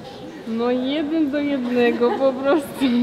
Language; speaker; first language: Polish; non-native, fluent; Russian